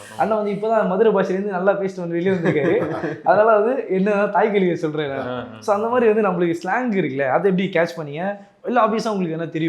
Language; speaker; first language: Tamil; native; Tamil